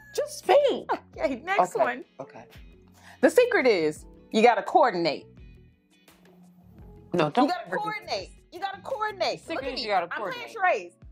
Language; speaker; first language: English; native; English